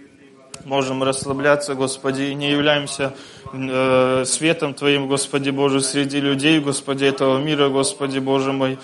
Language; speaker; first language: Russian; native; Russian